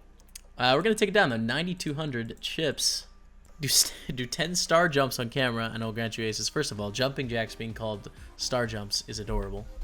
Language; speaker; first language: English; native; English